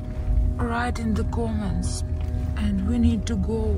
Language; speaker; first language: English; non-native, learner; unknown